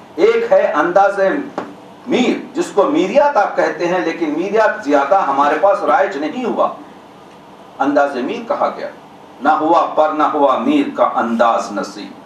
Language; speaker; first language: Urdu; native; Urdu